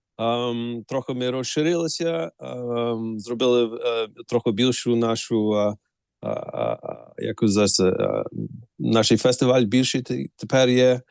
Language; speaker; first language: Ukrainian; early bilingual, heritage; Ukrainian